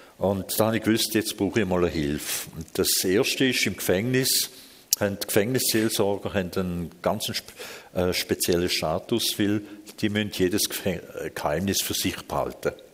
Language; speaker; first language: German; early bilingual, other home language; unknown